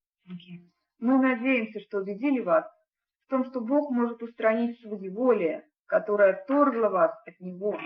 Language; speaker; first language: Russian; native; Russian